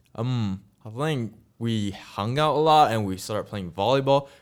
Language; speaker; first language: English; non-native, local second language; Chinese